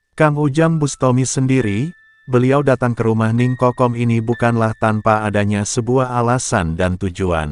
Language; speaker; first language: Indonesian; native; Indonesian